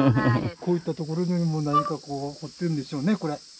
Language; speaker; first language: Japanese; native; Japanese